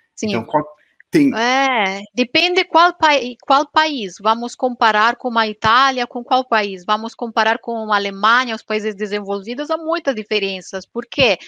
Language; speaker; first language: Portuguese; non-native, fluent; Romanian